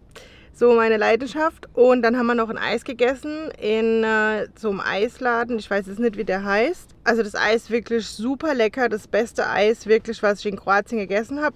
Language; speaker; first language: German; native; German